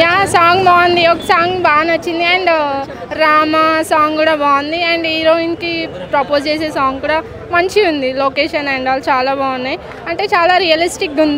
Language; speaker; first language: Telugu; native; Telugu